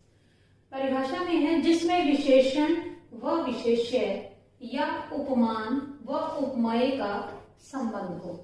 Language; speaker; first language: Hindi; native; Hindi